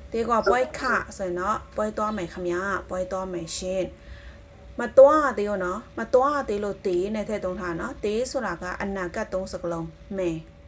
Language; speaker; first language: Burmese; non-native, local second language; Shan